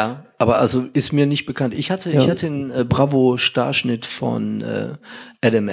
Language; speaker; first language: German; native; German